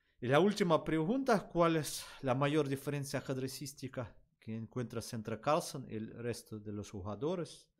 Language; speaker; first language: Spanish; non-native, learner; Russian